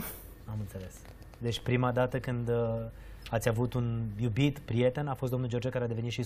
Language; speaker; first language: Romanian; native; Romanian